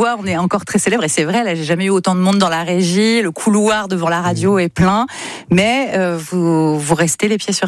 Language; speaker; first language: French; native; French